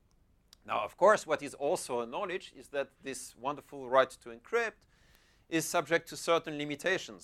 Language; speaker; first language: English; non-native, fluent; French